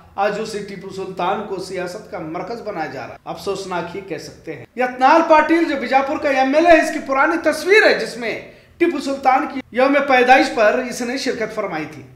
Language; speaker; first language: Hindi; non-native, local second language; Urdu